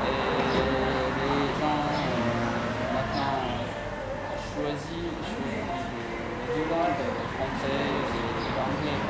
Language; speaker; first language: French; non-native, fluent; Arabic